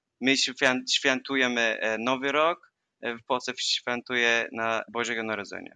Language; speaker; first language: Polish; non-native, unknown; Turkish